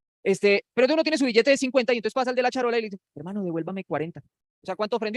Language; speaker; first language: Spanish; native; Spanish